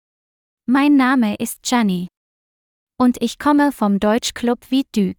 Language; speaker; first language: German; non-native, fluent; Vietnamese